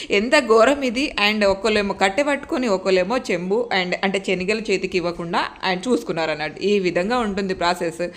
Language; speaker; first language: Telugu; non-native, local second language; Lambadi